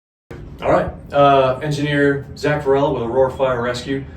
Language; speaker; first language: English; native; English